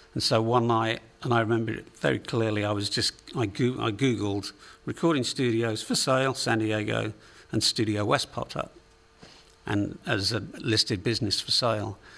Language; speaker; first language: English; native; English